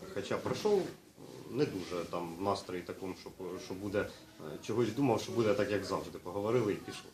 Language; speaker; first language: Ukrainian; non-native, local second language; Russian